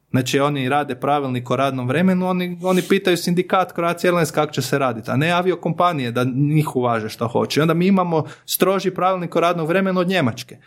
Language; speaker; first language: Croatian; native; Croatian